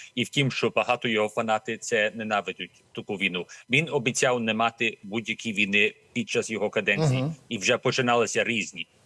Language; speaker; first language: Ukrainian; early bilingual, heritage; Ukrainian